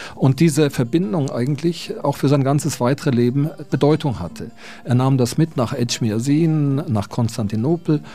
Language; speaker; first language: German; native; German